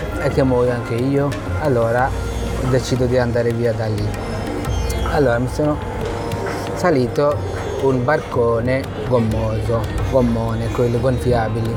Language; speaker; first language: Italian; non-native, fluent; Bangla